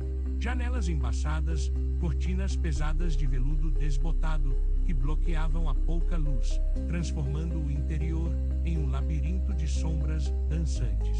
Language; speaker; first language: Portuguese; native; Portuguese